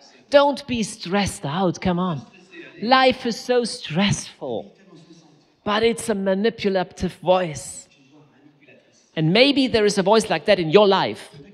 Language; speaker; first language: English; non-native, fluent; German